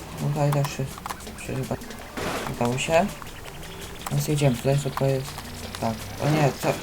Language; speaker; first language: Polish; native; Polish